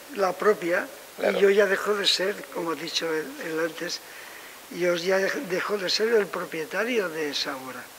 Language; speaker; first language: Spanish; non-native, local second language; Catalan